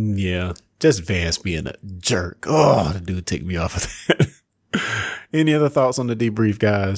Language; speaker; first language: English; native; English